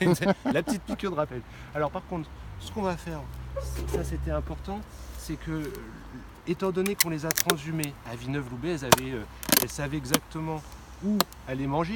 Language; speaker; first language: French; native; French